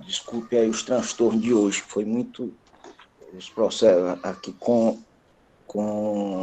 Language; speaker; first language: Portuguese; native; Portuguese